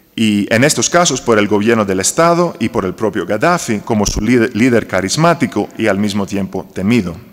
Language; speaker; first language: Spanish; non-native, fluent; Greek